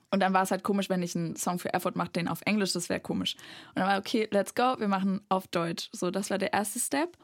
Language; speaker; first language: German; native; German